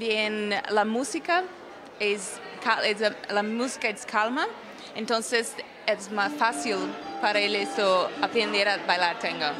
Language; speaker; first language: Spanish; non-native, learner; Portuguese